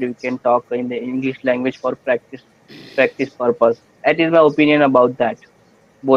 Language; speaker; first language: English; non-native, learner; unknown